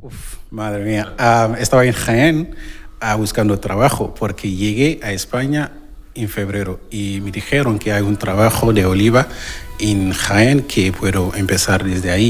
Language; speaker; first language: Spanish; non-native, learner; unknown